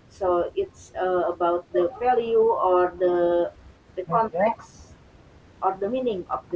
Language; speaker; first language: English; non-native, learner; Indonesian